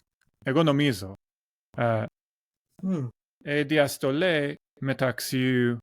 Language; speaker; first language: Greek; non-native, learner; English